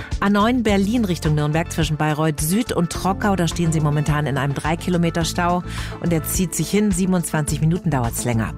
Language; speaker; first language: German; native; German